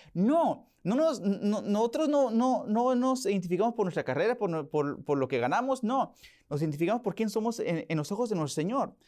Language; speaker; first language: Spanish; early bilingual, heritage; Spanish